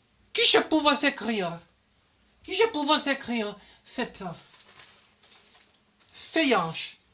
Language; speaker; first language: French; non-native, learner; German